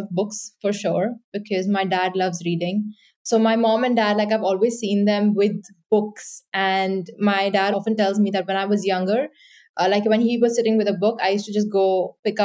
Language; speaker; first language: English; non-native, local second language; Hindi